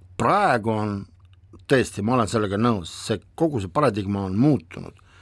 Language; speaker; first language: Estonian; non-native, local second language; Russian